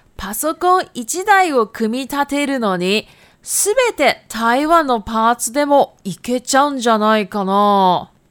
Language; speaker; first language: Japanese; non-native, fluent; Chinese